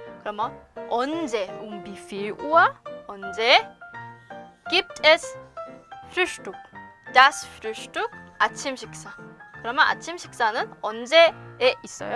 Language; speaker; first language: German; non-native, fluent; Korean